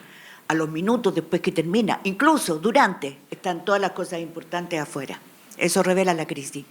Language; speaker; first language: Spanish; native; Spanish